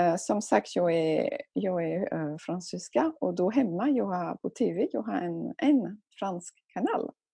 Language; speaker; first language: Swedish; non-native, fluent; French